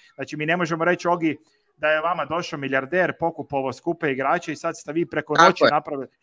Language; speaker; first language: Croatian; native; Croatian